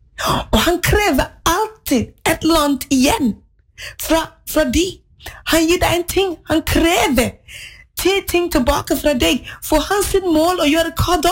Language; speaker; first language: Norwegian; non-native, fluent; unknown